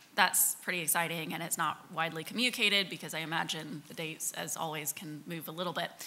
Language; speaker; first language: English; native; English